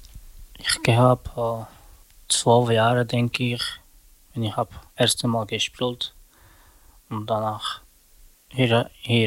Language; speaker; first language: German; non-native, learner; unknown